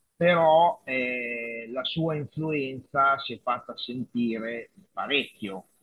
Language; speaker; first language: Italian; native; Italian